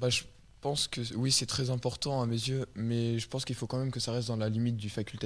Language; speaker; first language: French; native; French